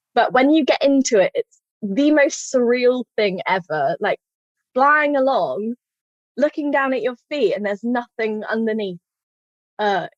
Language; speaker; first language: English; native; English